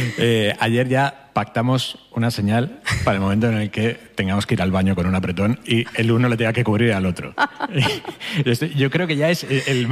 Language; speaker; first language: Spanish; native; Spanish